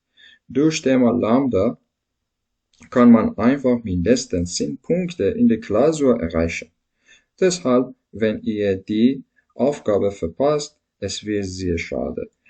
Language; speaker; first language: German; non-native, learner; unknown